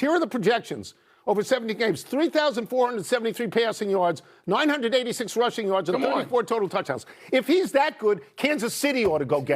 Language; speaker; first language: English; native; English